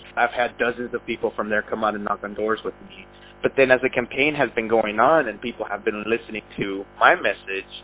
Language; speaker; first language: English; early bilingual, other home language; Spanish